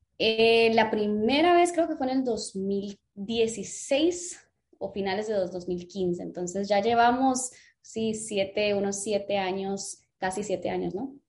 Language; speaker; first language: Spanish; early bilingual, other home language; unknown